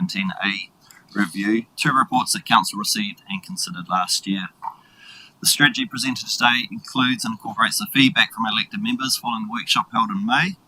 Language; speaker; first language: English; native; English